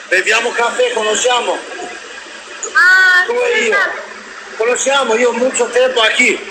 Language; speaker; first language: Italian; non-native, learner; Albanian